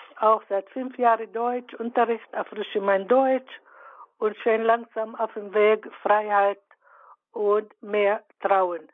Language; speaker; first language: German; early bilingual, other home language; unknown